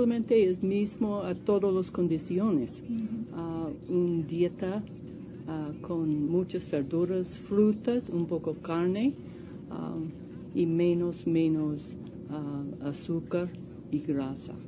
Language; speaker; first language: Spanish; non-native, learner; English